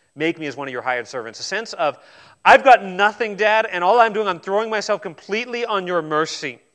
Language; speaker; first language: English; native; English